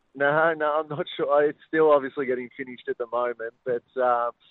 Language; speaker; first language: English; native; English